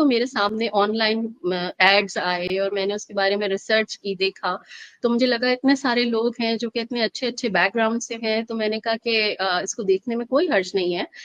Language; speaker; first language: Urdu; native; Urdu